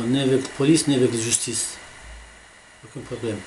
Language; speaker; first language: French; non-native, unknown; Arabic